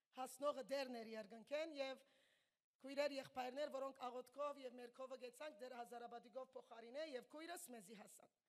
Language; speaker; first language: Armenian; early bilingual, heritage; Armenian